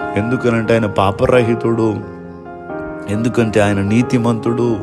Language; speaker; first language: Telugu; native; Telugu